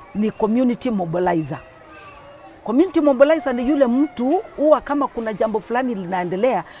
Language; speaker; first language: Swahili; non-native, local second language; Kamba